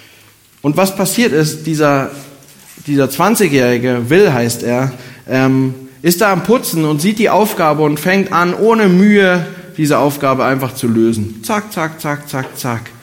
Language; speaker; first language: German; native; German